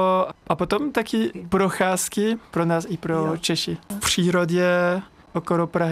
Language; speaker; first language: Czech; non-native, learner; French